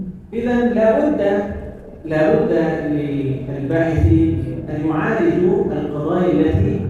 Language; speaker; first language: Arabic; native; Arabic